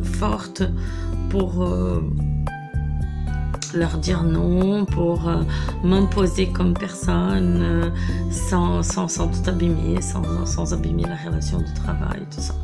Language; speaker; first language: French; non-native, fluent; Portuguese